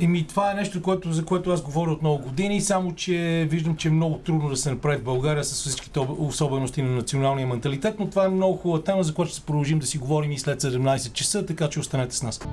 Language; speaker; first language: Bulgarian; native; Bulgarian